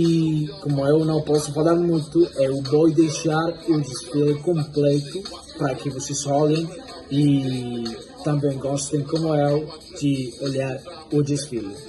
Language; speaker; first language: Portuguese; non-native, fluent; Spanish